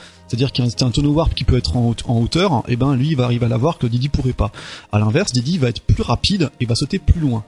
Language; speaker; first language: French; native; French